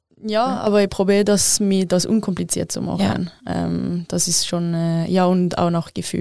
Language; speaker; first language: German; non-native, local second language; French